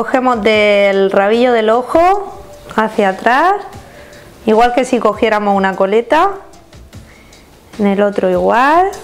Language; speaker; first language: Spanish; native; Spanish